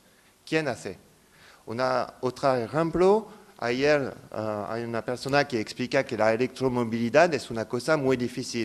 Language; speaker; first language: Spanish; non-native, fluent; French